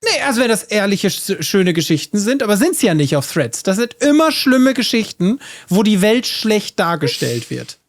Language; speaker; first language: German; native; German